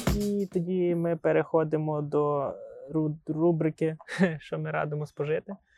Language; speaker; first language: Ukrainian; native; Ukrainian